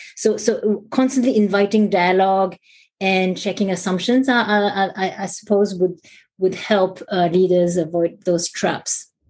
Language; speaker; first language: English; non-native, fluent; French